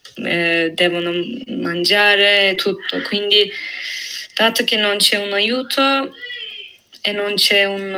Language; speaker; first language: Italian; non-native, fluent; Turkish